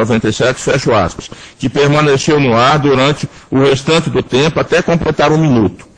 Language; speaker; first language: Portuguese; native; Portuguese